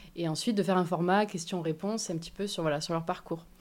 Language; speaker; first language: French; native; French